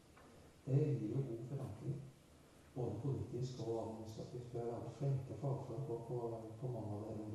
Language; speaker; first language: Norwegian; native; Norwegian